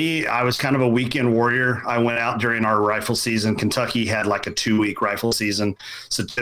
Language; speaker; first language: English; native; English